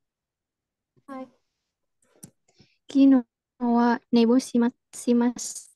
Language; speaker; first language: Japanese; non-native, learner; Indonesian